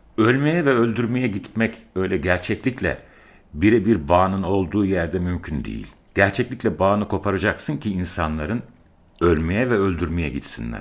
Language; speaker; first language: Turkish; native; Turkish